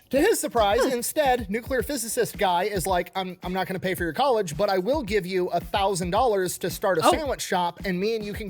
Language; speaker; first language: English; native; English